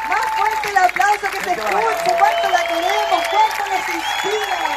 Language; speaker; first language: Spanish; native; Spanish